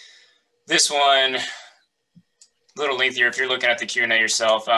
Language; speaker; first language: English; native; English